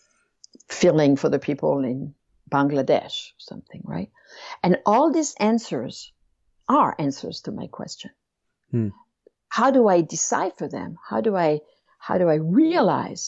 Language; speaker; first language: English; non-native, fluent; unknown